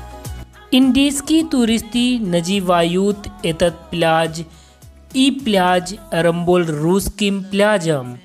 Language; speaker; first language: Russian; non-native, learner; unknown